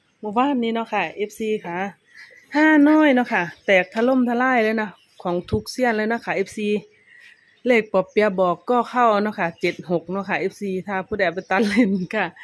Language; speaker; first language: Thai; non-native, local second language; Lao